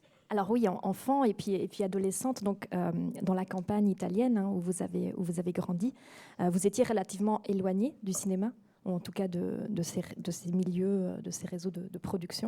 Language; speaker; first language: French; native; French